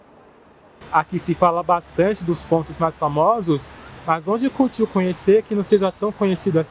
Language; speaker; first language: Portuguese; native; Portuguese